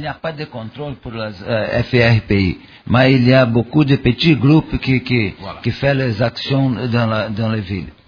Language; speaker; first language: French; non-native, learner; Portuguese